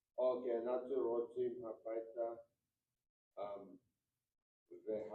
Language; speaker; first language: Hebrew; non-native, learner; English